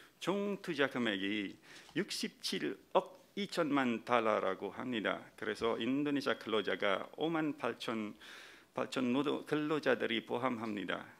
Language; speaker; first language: Korean; non-native, fluent; Indonesian